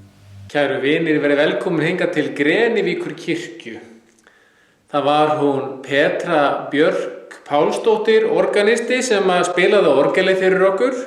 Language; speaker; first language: Icelandic; native; Icelandic